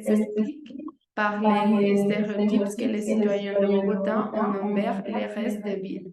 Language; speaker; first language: French; non-native, learner; Spanish